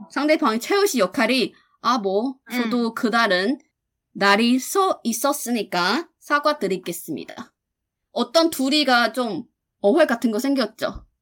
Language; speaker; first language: Korean; non-native, fluent; Chinese